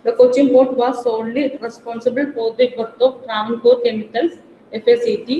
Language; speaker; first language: English; non-native, local second language; Malayalam